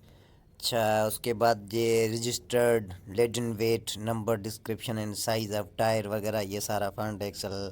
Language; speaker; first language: Urdu; native; Urdu